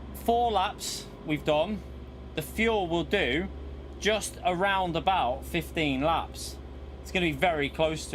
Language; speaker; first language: English; native; English